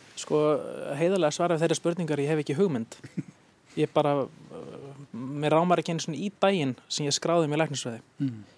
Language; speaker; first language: Icelandic; native; Icelandic